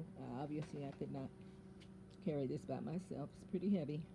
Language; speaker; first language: English; native; English